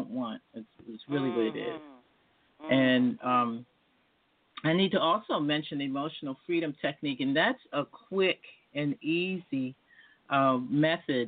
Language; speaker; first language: English; native; English